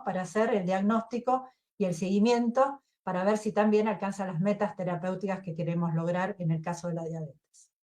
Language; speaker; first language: Spanish; native; Spanish